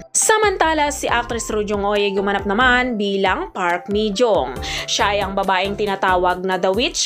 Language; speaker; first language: Filipino; native; Filipino